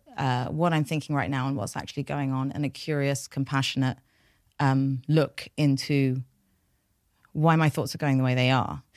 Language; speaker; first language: English; non-native, local second language; Persian